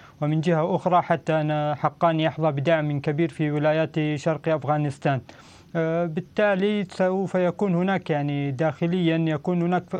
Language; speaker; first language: Arabic; non-native, fluent; Pashto